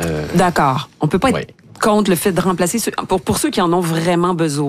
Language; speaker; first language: French; native; French